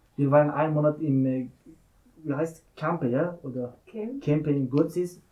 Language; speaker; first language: German; non-native, learner; Persian